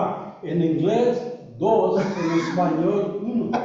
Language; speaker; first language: Spanish; non-native, learner; English